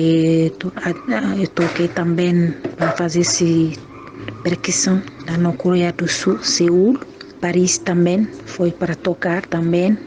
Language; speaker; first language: Portuguese; non-native, learner; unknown